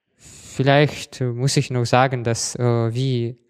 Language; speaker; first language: German; non-native, fluent; Russian